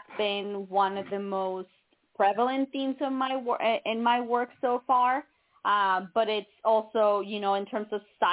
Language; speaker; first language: English; non-native, fluent; Spanish